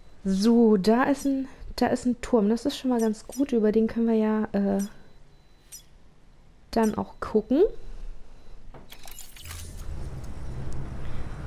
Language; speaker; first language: German; native; German